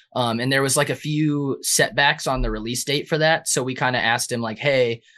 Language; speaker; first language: English; native; English